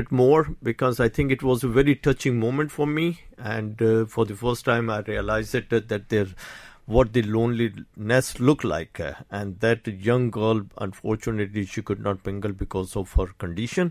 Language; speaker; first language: English; non-native, local second language; Urdu